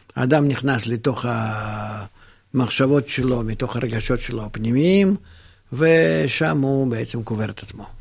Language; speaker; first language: Hebrew; non-native, fluent; Russian